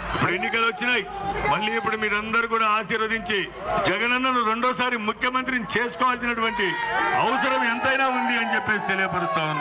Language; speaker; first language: Telugu; native; Telugu